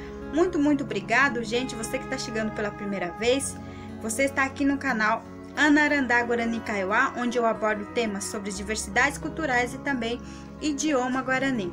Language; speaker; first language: Portuguese; non-native, local second language; Guarani